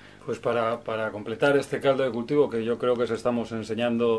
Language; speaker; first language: Spanish; native; Spanish